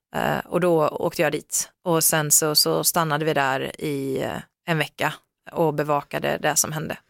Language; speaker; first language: Swedish; native; Swedish